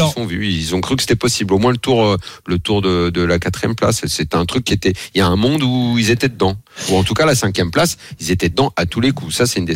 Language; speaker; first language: French; native; French